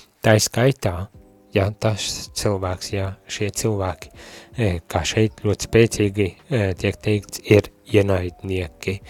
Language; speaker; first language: Latvian; native; Latvian